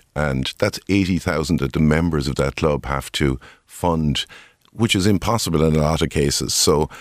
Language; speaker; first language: English; native; English